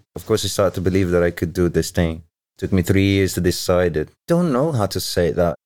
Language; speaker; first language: English; non-native, fluent; Portuguese